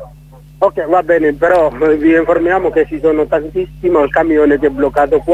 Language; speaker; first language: Italian; non-native, learner; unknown